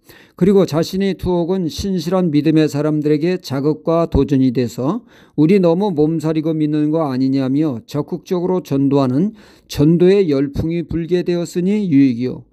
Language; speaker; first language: Korean; native; Korean